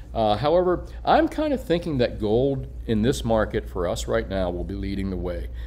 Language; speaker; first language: English; native; English